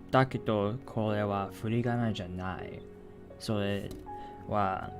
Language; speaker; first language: Japanese; non-native, learner; English